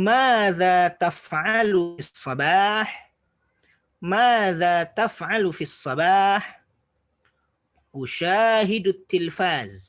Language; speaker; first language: Arabic; non-native, fluent; Indonesian